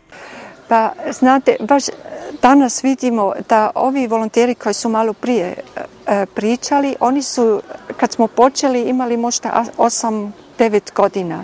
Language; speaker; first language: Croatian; non-native, fluent; German